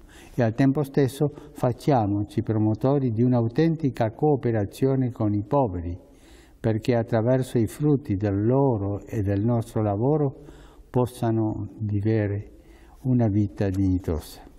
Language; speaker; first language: Italian; non-native, fluent; Spanish